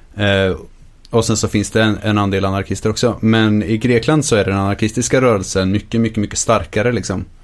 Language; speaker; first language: Swedish; native; Swedish